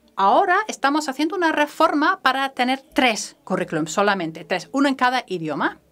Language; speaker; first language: Spanish; non-native, fluent; French